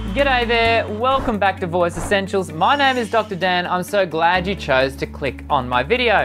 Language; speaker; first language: English; native; English